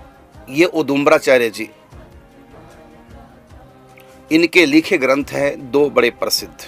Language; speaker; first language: Hindi; native; Hindi